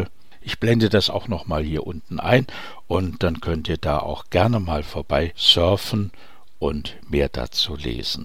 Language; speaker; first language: German; native; German